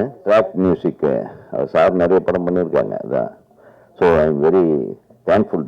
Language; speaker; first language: Tamil; native; Tamil